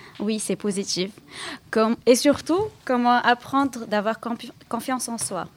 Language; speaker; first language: French; non-native, local second language; Arabic